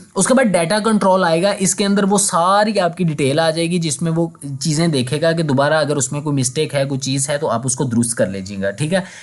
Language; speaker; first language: Urdu; non-native, local second language; Punjabi